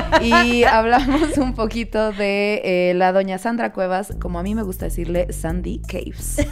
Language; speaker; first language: Spanish; native; Spanish